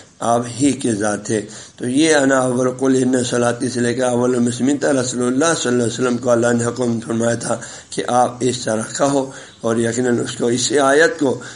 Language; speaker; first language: Urdu; non-native, local second language; Balti